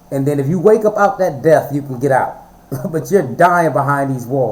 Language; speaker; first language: English; native; English